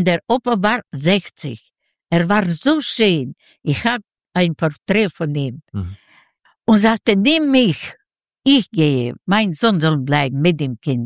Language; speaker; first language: German; non-native, learner; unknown